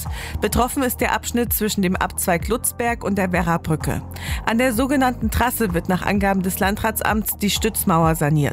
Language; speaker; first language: German; native; German